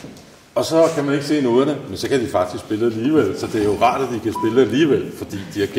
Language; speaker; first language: Danish; native; Danish